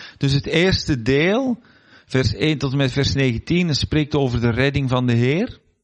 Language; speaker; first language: Dutch; native; Dutch